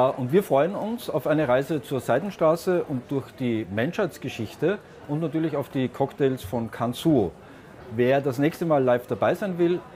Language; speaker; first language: German; native; German